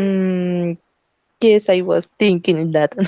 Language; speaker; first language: English; non-native, learner; Spanish